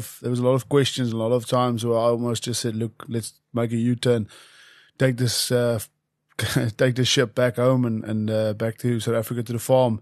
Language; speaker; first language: English; non-native, local second language; Afrikaans